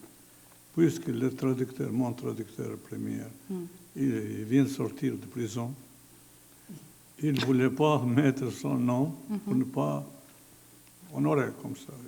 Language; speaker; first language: French; non-native, fluent; Albanian